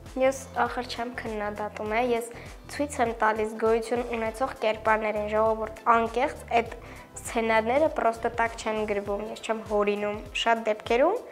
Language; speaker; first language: Armenian; native; Armenian